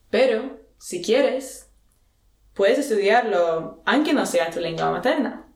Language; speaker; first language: Spanish; non-native, fluent; Swedish